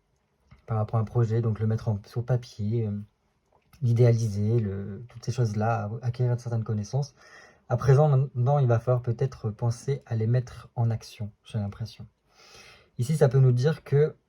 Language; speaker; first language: French; native; French